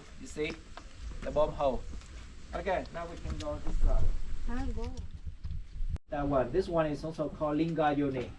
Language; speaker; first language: English; non-native, fluent; Vietnamese